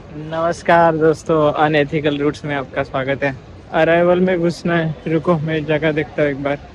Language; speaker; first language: Hindi; non-native, local second language; Marathi